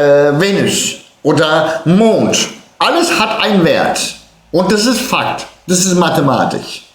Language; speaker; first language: German; early bilingual, other home language; Turkish